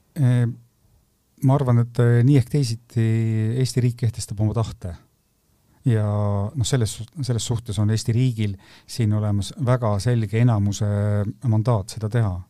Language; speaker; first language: Estonian; native; Estonian